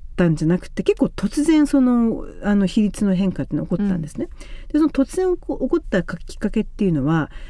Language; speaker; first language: Japanese; native; Japanese